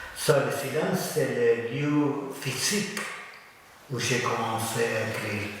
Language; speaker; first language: French; non-native, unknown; Spanish